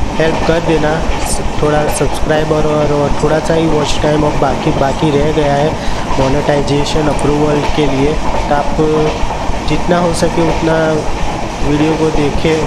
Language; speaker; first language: Hindi; non-native, local second language; Gujarati